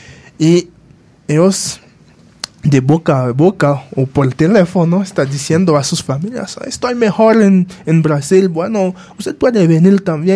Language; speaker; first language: Spanish; non-native, fluent; Haitian Creole